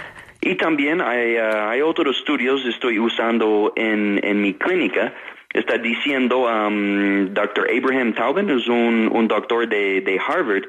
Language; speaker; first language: Spanish; non-native, fluent; English